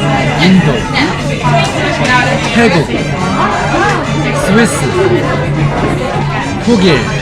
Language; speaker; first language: Korean; non-native, learner; English